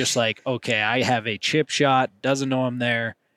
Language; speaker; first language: English; native; English